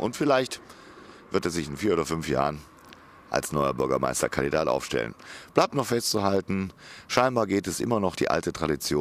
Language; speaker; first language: German; native; German